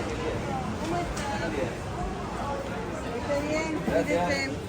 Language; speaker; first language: Spanish; native; Spanish